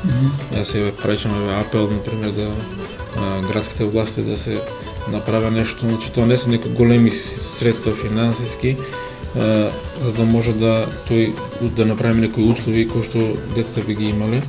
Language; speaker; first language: Macedonian; native; Macedonian